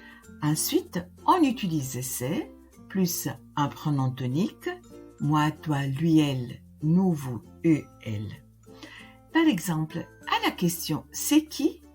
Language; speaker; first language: French; non-native, fluent; Italian